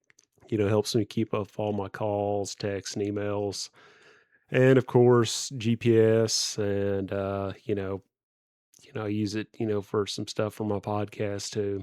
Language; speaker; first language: English; native; English